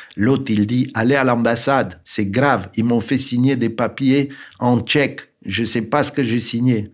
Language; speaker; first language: French; non-native, fluent; Romanian